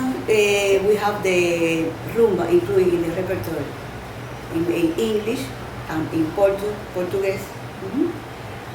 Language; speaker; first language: English; non-native, learner; Spanish